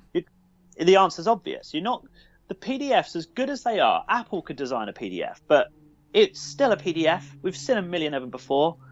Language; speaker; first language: English; native; English